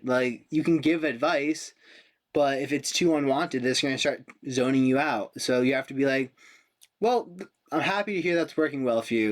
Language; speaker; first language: English; native; English